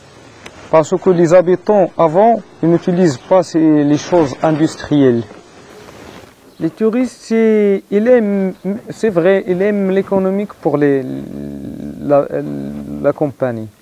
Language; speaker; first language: French; non-native, learner; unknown